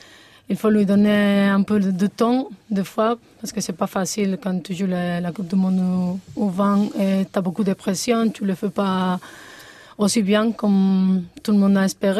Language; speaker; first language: French; non-native, fluent; Spanish